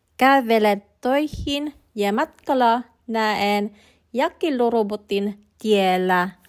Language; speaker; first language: Finnish; non-native, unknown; Filipino